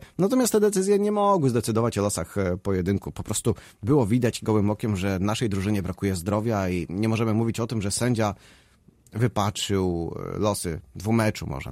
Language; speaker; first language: Polish; native; Polish